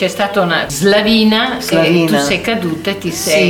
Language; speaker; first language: Italian; native; Italian